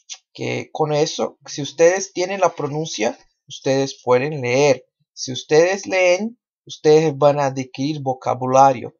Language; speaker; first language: Spanish; non-native, fluent; Portuguese